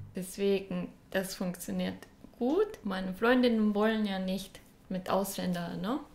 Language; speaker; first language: German; non-native, learner; Japanese